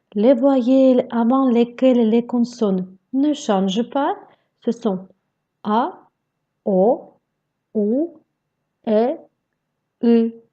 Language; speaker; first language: French; non-native, fluent; Russian